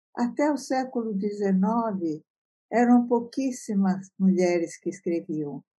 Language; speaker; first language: Portuguese; early bilingual, other home language; Italian